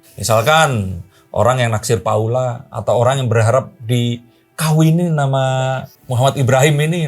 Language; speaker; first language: Indonesian; native; Indonesian